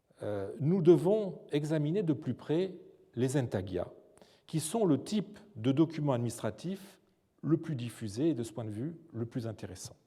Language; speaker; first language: French; native; French